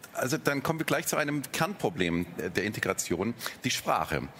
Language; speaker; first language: German; native; German